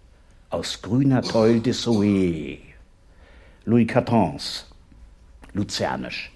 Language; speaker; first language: German; native; German